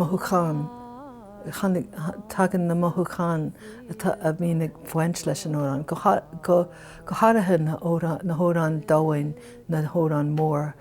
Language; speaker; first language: Irish; non-native, fluent; English